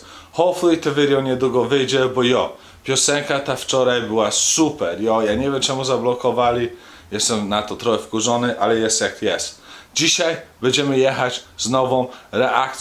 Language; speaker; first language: Polish; early bilingual, heritage; Polish